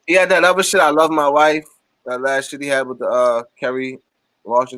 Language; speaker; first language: English; native; English